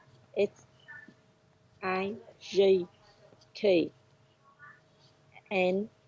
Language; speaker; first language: English; non-native, learner; Vietnamese